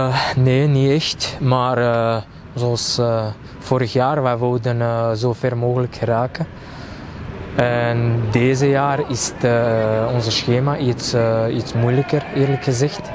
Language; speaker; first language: Dutch; non-native, local second language; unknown